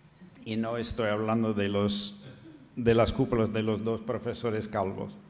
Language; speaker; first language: Spanish; non-native, fluent; English